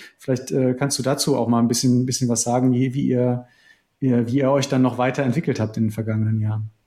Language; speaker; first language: German; native; German